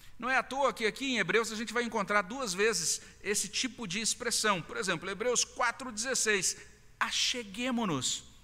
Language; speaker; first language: Portuguese; native; Portuguese